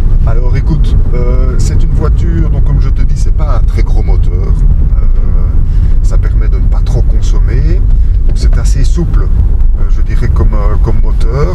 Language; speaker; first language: French; native; French